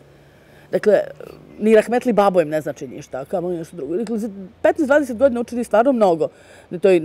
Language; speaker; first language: Serbian; native; Serbian